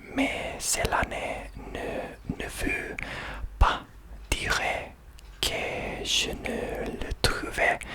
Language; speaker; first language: French; non-native, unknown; Serbian